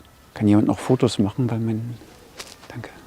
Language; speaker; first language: German; native; German